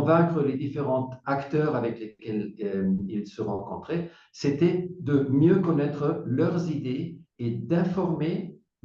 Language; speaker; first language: French; non-native, fluent; German